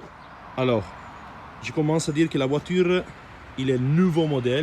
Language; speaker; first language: French; non-native, learner; Italian